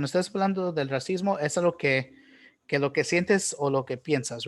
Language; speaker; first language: Spanish; early bilingual, heritage; Spanish